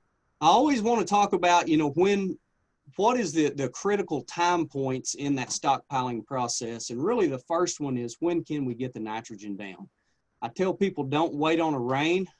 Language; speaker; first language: English; native; English